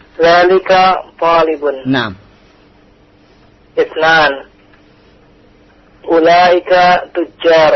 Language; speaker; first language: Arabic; non-native, learner; Indonesian